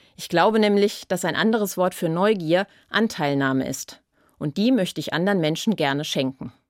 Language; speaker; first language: German; native; German